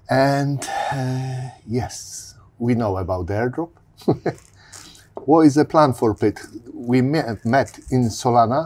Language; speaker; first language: English; non-native, learner; Polish